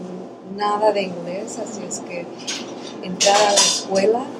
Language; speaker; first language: Spanish; early bilingual, other home language; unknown